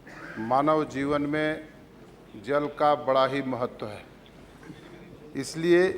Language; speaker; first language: Hindi; native; Hindi